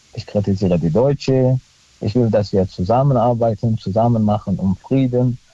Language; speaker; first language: German; non-native, fluent; Arabic